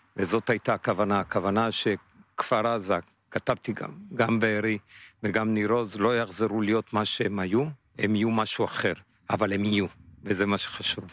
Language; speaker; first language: Hebrew; non-native, fluent; Spanish